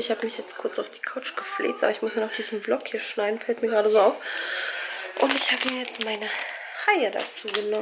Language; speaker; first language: German; native; German